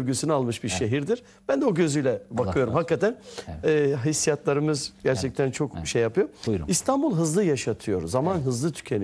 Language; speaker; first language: Turkish; native; Turkish